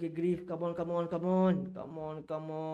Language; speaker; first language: English; non-native, learner; Malay